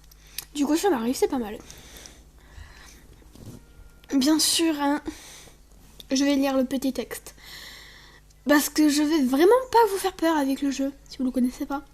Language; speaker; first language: French; native; French